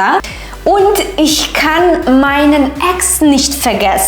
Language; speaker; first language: German; non-native, fluent; Ukrainian